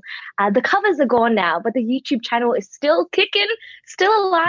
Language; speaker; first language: English; native; English